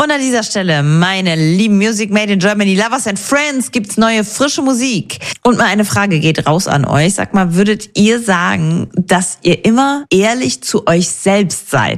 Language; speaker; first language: German; native; German